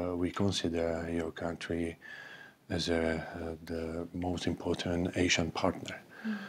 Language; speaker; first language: English; non-native, fluent; Slovak